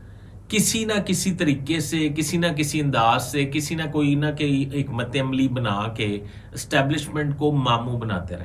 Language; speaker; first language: Urdu; native; Urdu